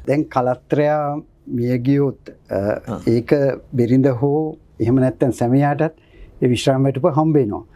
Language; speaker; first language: Sinhala; native; Sinhala